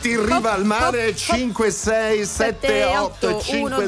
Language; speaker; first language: Italian; native; Italian